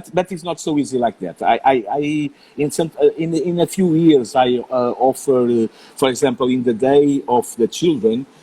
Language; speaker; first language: English; non-native, learner; Portuguese